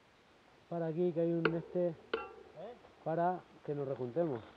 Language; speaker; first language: Spanish; native; Spanish